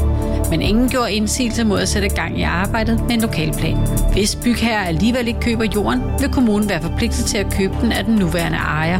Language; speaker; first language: Danish; native; Danish